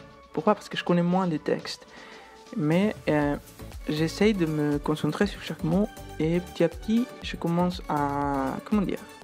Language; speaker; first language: French; non-native, fluent; Spanish